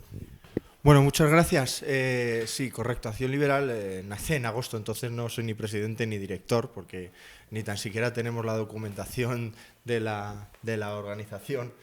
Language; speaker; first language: Spanish; native; Spanish